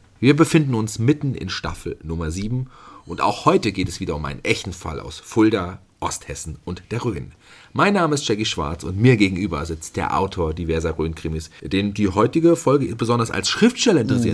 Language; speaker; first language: German; native; German